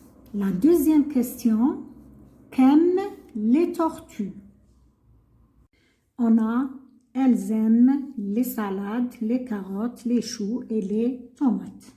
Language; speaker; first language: French; non-native, local second language; Arabic